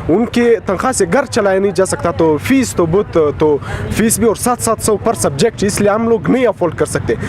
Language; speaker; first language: Urdu; non-native, local second language; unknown